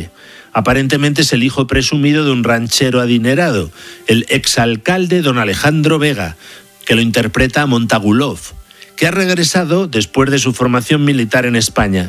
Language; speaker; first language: Spanish; native; Spanish